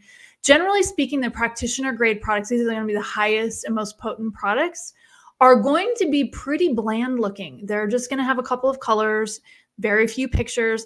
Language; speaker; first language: English; native; English